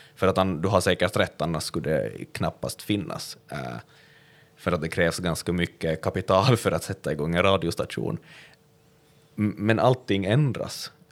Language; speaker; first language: Swedish; native; Swedish